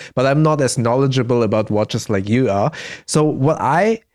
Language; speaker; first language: English; early bilingual, heritage; German